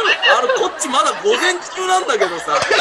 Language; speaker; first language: Japanese; native; Japanese